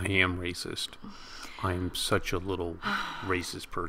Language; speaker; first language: English; native; English